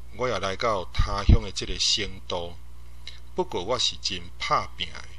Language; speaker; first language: Chinese; non-native, local second language; Min Nan Chinese